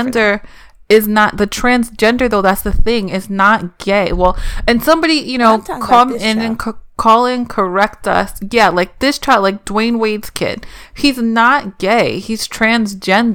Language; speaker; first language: English; native; English